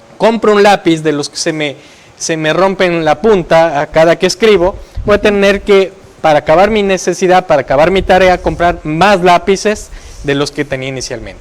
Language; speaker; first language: Spanish; native; Spanish